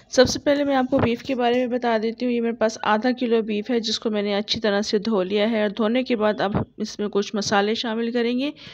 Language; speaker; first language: Urdu; native; Urdu